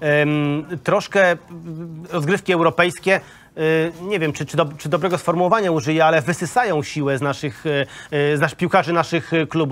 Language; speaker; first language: Polish; native; Polish